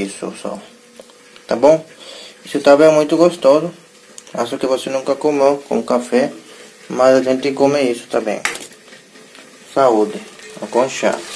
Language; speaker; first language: Portuguese; non-native, learner; Hindi